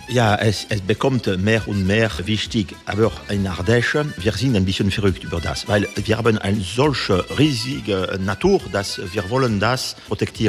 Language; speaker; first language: German; non-native, learner; French